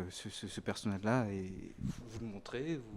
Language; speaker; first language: French; native; French